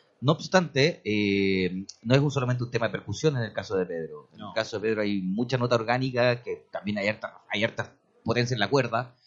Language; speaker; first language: Spanish; native; Spanish